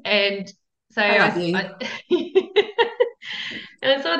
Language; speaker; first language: English; native; English